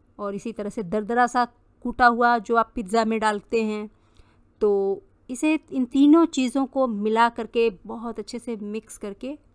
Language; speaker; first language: Hindi; native; Hindi